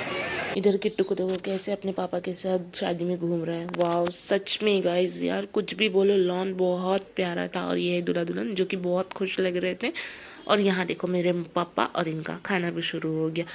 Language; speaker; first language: Hindi; native; Hindi